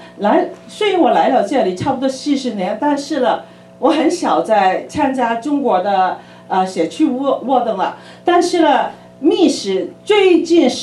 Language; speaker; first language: Chinese; early bilingual, other home language; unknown